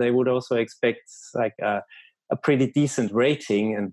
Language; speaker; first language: English; non-native, fluent; German